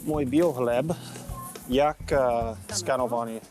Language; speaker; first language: Czech; non-native, learner; English